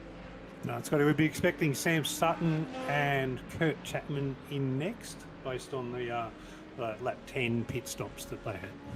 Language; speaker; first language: English; native; English